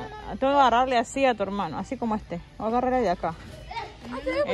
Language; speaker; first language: Spanish; native; Spanish